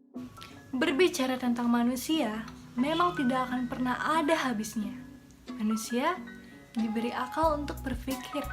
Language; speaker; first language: Indonesian; native; Indonesian